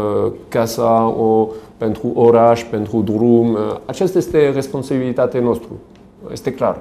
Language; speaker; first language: Romanian; non-native, learner; French